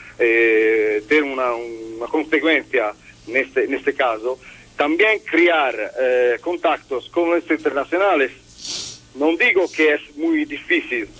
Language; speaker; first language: Spanish; non-native, learner; Portuguese